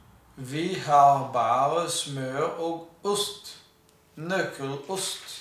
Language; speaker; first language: Norwegian; non-native, learner; French